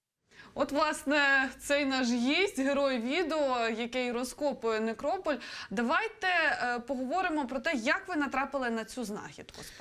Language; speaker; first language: Ukrainian; native; Ukrainian